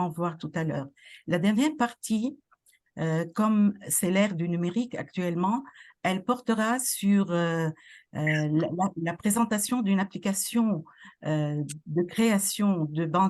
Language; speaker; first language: French; non-native, local second language; Arabic